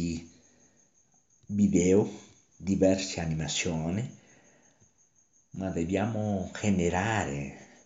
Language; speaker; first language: Italian; non-native, learner; Spanish